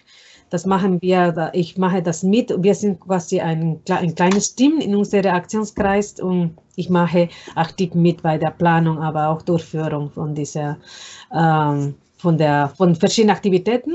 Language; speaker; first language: German; non-native, fluent; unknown